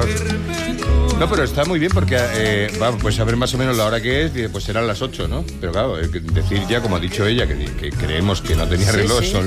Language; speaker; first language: Spanish; native; Spanish